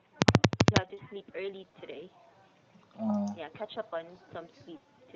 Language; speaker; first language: English; non-native, fluent; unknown